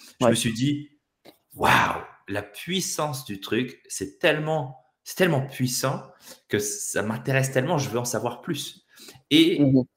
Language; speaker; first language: French; native; French